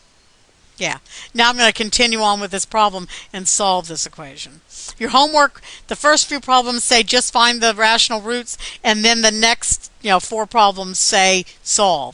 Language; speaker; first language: English; native; English